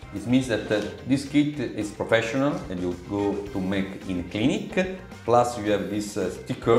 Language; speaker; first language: English; non-native, learner; Italian